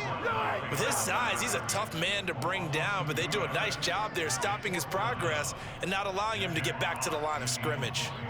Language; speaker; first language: English; native; English